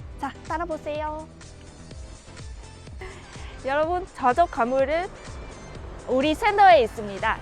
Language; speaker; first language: Korean; non-native, fluent; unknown